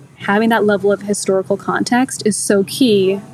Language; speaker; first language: English; native; English